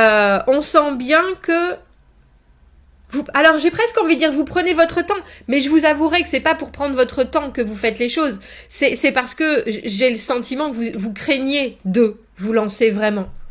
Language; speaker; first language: French; native; French